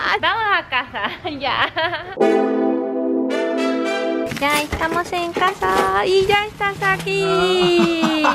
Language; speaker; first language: Spanish; non-native, learner; Japanese